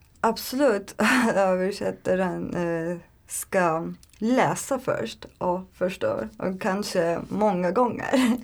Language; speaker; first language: Swedish; non-native, learner; Turkish